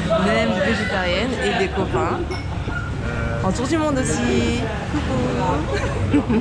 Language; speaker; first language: French; native; French